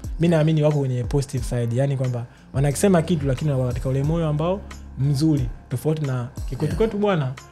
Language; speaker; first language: Swahili; native; Swahili